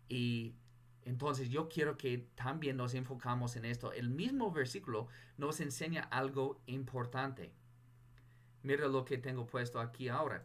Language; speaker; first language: Spanish; non-native, fluent; English